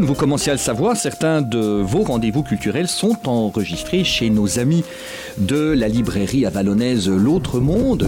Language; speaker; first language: French; native; French